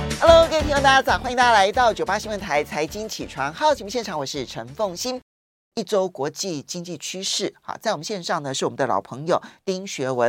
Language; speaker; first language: Chinese; native; Chinese